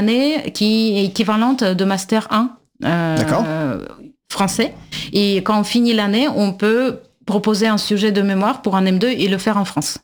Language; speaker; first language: French; non-native, fluent; Russian